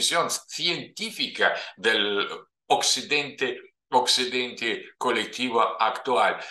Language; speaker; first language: Spanish; non-native, fluent; Russian